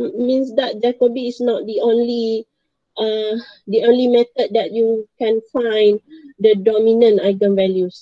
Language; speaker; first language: English; non-native, local second language; Malay